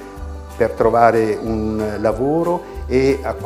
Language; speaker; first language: Italian; native; Italian